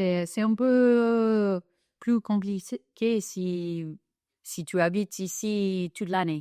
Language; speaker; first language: French; non-native, fluent; English